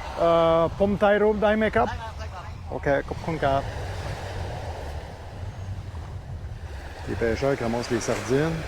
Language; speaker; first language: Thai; non-native, learner; French